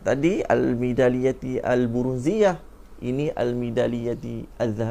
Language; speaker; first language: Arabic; non-native, fluent; Malay